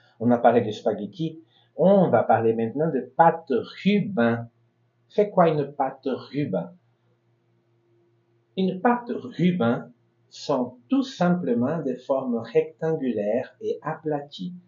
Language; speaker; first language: French; non-native, fluent; Portuguese